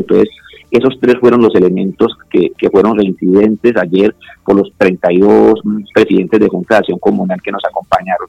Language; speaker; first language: Spanish; native; Spanish